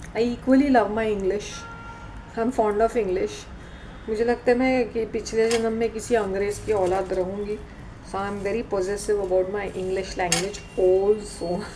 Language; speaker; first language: Hindi; native; Hindi